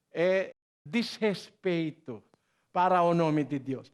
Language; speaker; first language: Portuguese; non-native, learner; Filipino